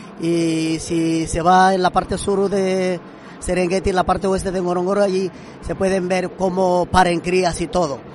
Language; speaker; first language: Spanish; non-native, fluent; Swahili